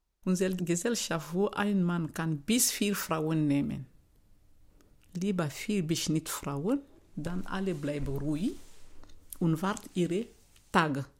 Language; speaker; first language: German; non-native, learner; Mandingo